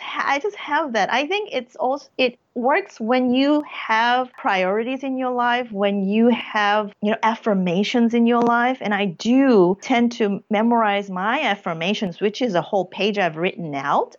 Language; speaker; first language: English; early bilingual, other home language; Korean